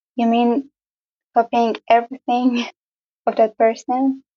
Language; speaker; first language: English; non-native, fluent; Persian